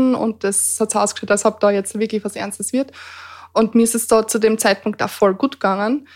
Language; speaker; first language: German; native; German